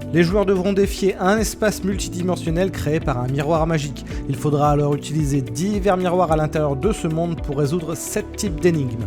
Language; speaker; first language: French; native; French